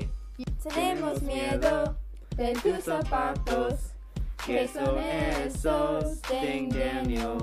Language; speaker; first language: Spanish; non-native, learner; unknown